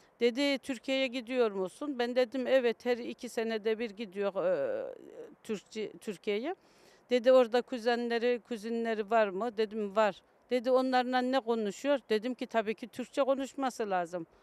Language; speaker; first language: Turkish; early bilingual, other home language; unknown